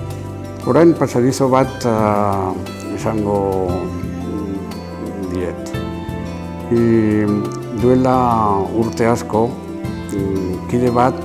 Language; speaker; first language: Basque; non-native, local second language; Spanish